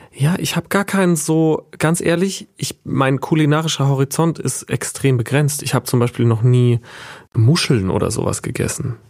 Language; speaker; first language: German; native; German